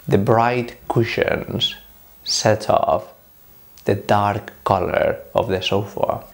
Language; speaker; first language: English; non-native, fluent; Spanish